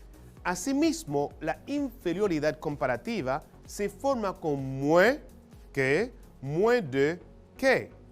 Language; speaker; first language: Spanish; non-native, fluent; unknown